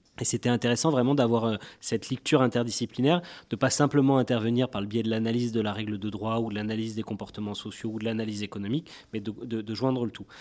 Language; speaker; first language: French; native; French